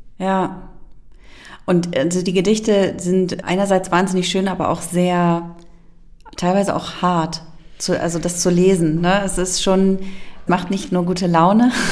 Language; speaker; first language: German; native; German